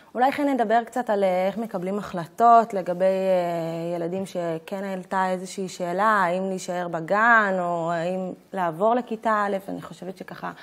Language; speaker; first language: Hebrew; native; Hebrew